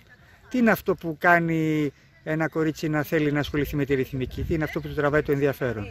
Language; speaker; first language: Greek; native; Greek